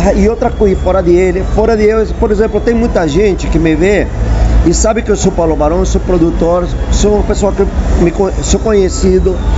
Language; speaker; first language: Portuguese; non-native, fluent; Spanish